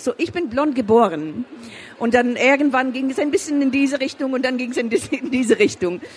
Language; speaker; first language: German; non-native, fluent; Persian